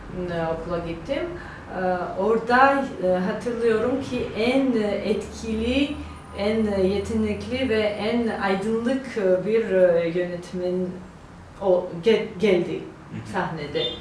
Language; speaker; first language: Turkish; non-native, learner; Georgian